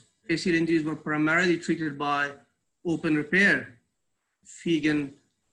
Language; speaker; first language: English; non-native, local second language; Urdu